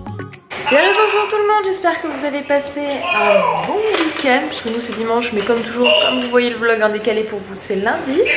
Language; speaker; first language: French; native; French